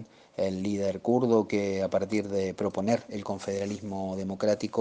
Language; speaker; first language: Spanish; native; Spanish